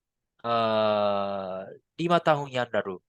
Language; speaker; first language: Indonesian; non-native, learner; Japanese